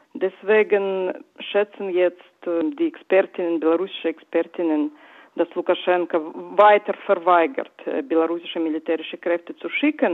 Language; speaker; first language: German; non-native, fluent; Russian